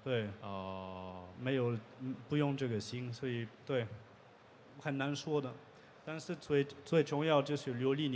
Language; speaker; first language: Chinese; non-native, learner; French